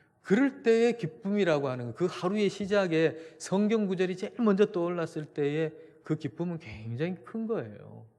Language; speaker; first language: Korean; native; Korean